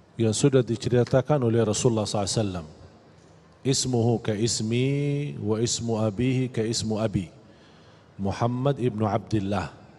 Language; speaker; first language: Malay; non-native, fluent; Arabic